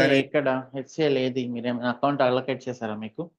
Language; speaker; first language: Telugu; native; Telugu